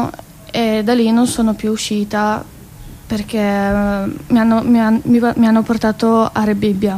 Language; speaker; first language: Italian; non-native, fluent; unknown